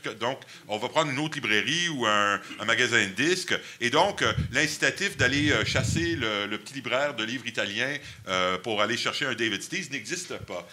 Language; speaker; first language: French; non-native, local second language; English